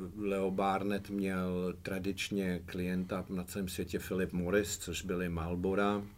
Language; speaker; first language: Czech; early bilingual, heritage; Czech